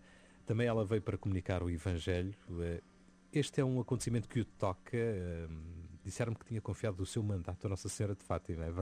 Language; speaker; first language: Portuguese; native; Portuguese